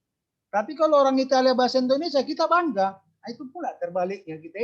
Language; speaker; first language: Indonesian; native; Indonesian